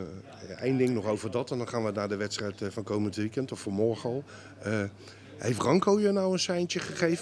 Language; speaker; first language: Dutch; native; Dutch